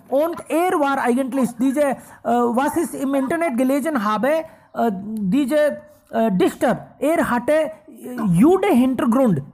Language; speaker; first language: German; non-native, fluent; Hindi